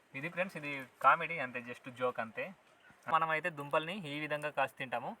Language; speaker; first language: Telugu; native; Telugu